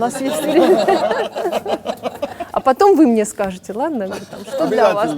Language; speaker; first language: Russian; native; Russian